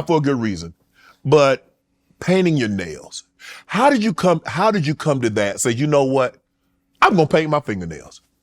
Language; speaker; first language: English; native; English